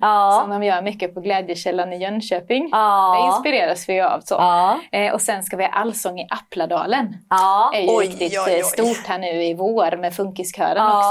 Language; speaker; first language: Swedish; native; Swedish